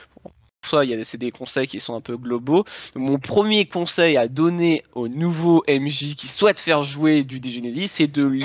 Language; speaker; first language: French; native; French